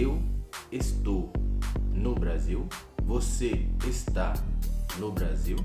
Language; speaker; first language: Portuguese; non-native, fluent; Haitian Creole